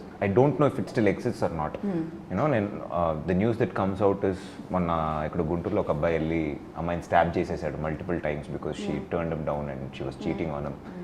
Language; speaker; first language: Telugu; native; Telugu